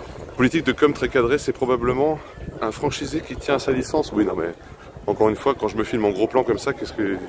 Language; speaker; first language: French; native; French